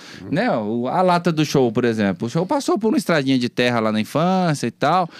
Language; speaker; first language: Portuguese; native; Portuguese